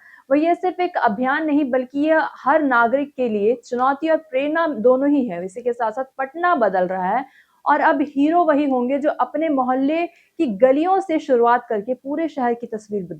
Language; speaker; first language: Hindi; native; Hindi